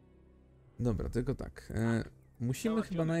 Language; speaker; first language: Polish; native; Polish